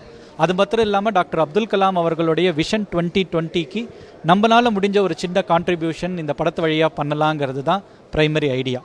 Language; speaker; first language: Tamil; native; Tamil